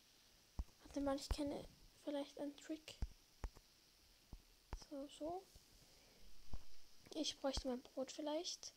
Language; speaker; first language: German; native; German